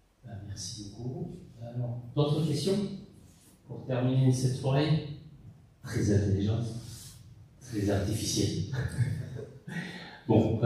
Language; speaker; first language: French; non-native, fluent; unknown